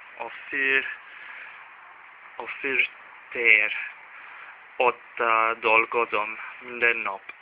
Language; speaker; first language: Hungarian; non-native, learner; Czech